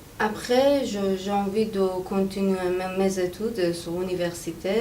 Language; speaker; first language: French; non-native, learner; Persian